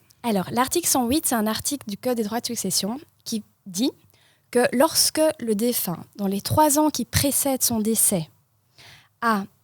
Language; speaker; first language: French; native; French